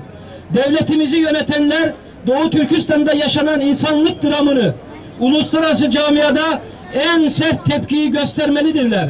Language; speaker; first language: Turkish; native; Turkish